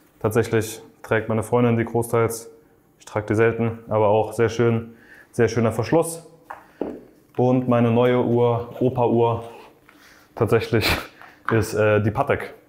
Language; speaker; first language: German; native; German